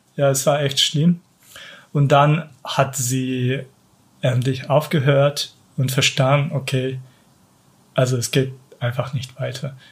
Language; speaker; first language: German; non-native, fluent; Kyrgyz